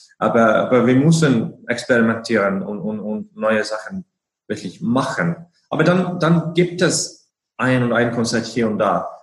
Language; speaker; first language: German; non-native, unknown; Icelandic